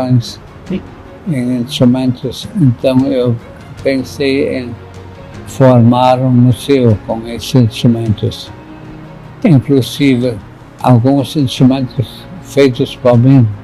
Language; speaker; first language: Portuguese; non-native, fluent; German